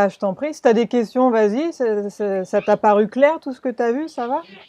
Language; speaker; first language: French; native; French